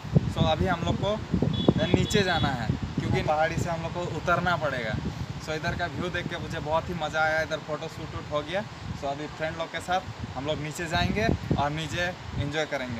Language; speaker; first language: Hindi; non-native, local second language; Bangla